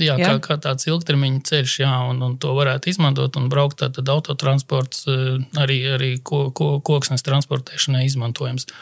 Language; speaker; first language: Latvian; native; Latvian